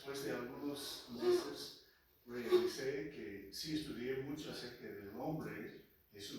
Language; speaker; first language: Spanish; non-native, local second language; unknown